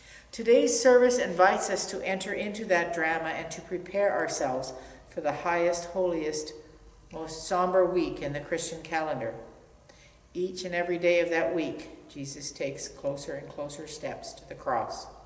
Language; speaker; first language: English; native; English